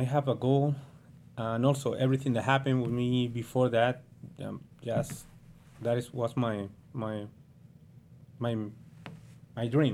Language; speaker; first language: English; non-native, learner; Spanish